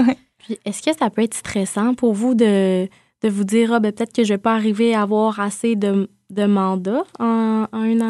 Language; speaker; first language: French; native; French